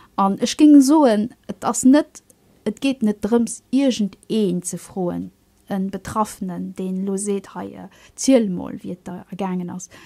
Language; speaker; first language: Luxembourgish; early bilingual, other home language; Kabuverdianu